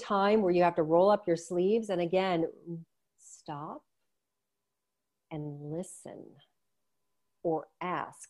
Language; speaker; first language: English; native; English